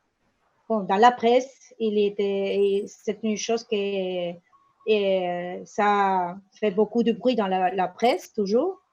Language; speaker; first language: French; non-native, learner; Spanish